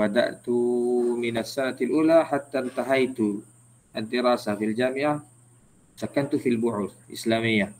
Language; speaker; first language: Arabic; non-native, fluent; Malay